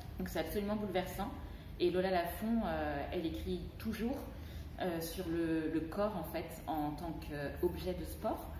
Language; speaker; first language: French; native; French